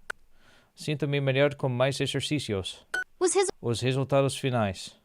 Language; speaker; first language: Portuguese; non-native, learner; English